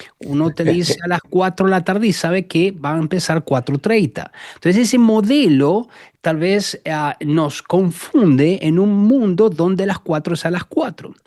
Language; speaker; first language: Spanish; native; Spanish